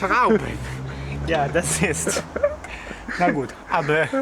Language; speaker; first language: German; non-native, learner; Italian